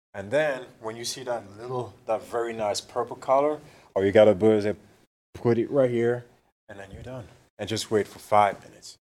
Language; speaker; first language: English; non-native, fluent; Arabic